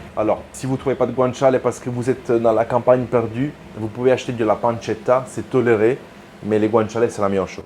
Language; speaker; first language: French; non-native, fluent; Italian